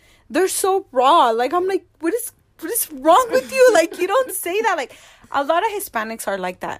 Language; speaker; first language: English; early bilingual, other home language; Spanish